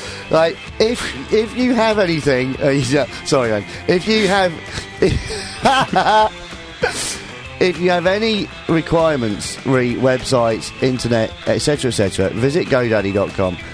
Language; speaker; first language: English; native; English